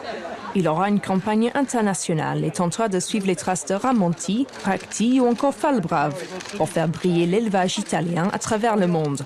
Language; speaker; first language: French; native; French